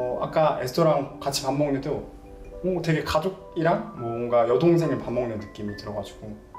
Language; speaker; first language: Korean; native; Korean